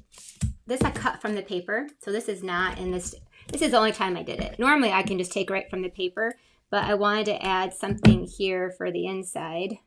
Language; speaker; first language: English; native; English